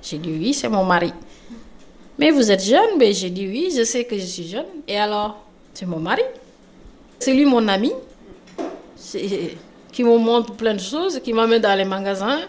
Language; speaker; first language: French; non-native, local second language; Wolof